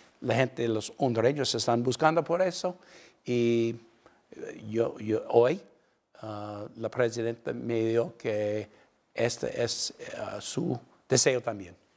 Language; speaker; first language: Spanish; non-native, fluent; English